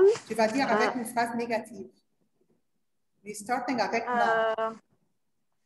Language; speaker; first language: French; non-native, learner; Arabic